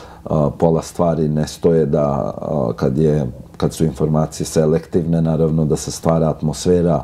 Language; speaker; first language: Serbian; non-native, local second language; Albanian